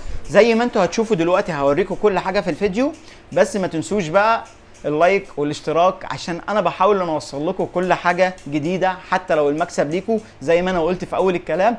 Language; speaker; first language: Arabic; native; Arabic